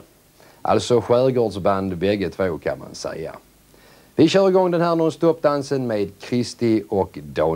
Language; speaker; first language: Swedish; native; Swedish